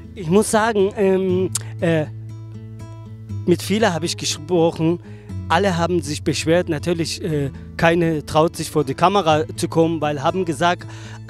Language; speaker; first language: German; non-native, learner; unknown